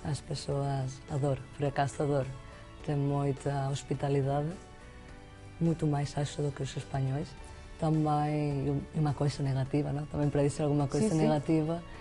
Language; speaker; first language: Portuguese; non-native, fluent; Spanish